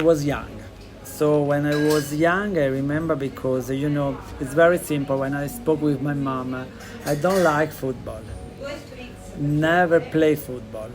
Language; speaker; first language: English; non-native, learner; Italian